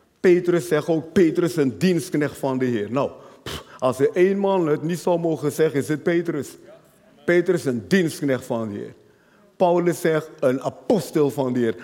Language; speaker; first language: Dutch; non-native, fluent; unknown